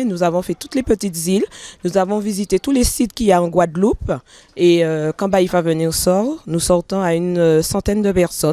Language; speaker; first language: French; native; French